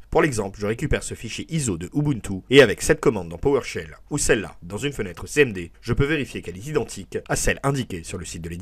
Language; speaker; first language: French; native; French